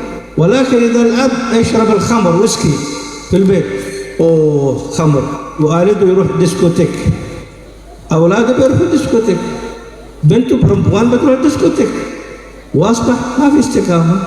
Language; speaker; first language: Arabic; native; Arabic